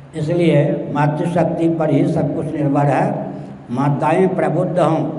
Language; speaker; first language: Hindi; non-native, local second language; Maithili